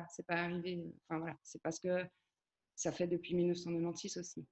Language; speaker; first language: French; native; French